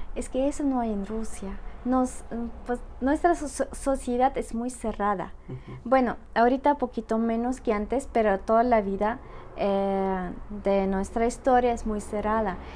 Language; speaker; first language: Spanish; non-native, fluent; Russian